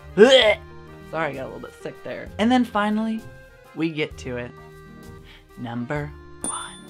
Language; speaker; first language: English; native; English